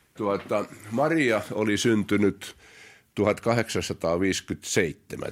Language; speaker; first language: Finnish; native; Finnish